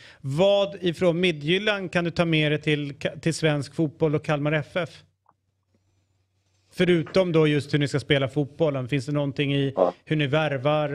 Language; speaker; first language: Swedish; native; Swedish